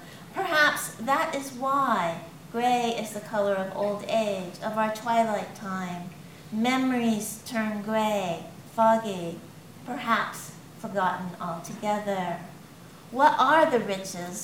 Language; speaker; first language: English; native; English